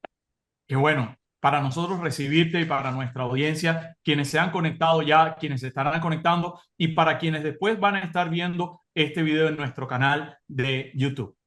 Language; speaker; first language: Spanish; native; Spanish